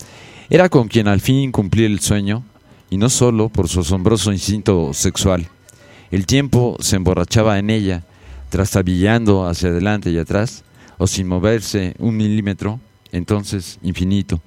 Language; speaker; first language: Spanish; native; Spanish